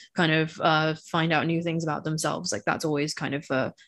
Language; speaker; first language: English; non-native, local second language; Cantonese